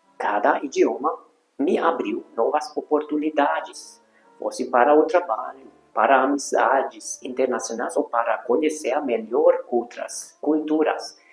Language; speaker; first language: Portuguese; non-native, fluent; Hungarian